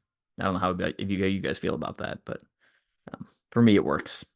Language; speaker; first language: English; native; English